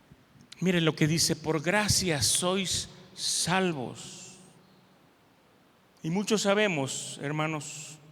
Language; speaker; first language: Spanish; native; Spanish